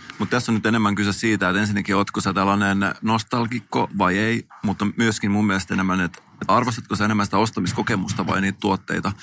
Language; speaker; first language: Finnish; native; Finnish